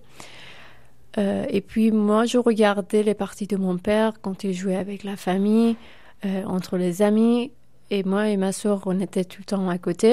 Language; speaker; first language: French; non-native, fluent; Persian